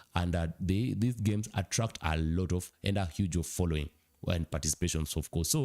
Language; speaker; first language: English; non-native, local second language; Swahili